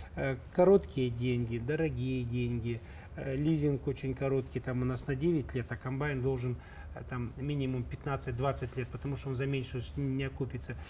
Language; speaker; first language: Russian; native; Russian